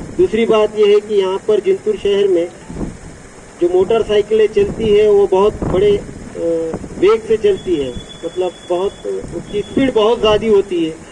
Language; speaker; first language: Hindi; non-native, local second language; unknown